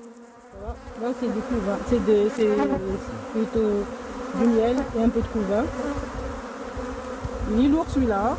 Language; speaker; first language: French; non-native, local second language; Arabic